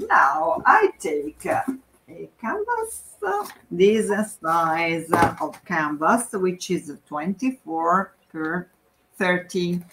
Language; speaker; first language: English; non-native, fluent; Italian